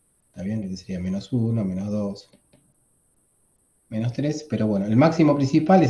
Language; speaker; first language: Spanish; native; Spanish